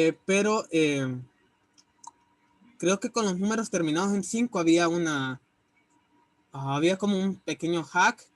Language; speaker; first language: Spanish; native; Spanish